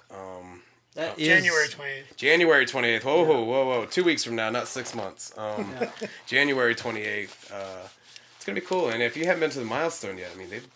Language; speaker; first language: English; native; English